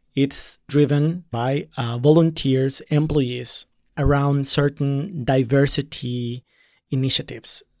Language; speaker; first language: English; non-native, fluent; Spanish